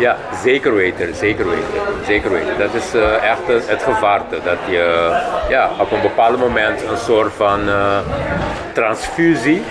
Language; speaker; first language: Dutch; non-native, local second language; Papiamento